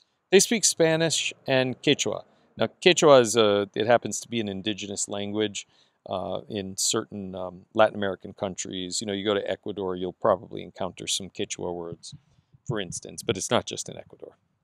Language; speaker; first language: English; native; English